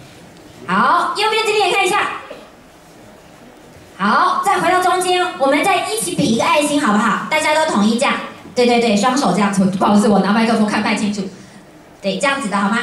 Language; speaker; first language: Chinese; native; Chinese